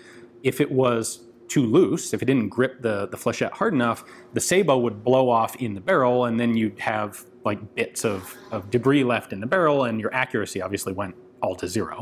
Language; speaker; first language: English; native; English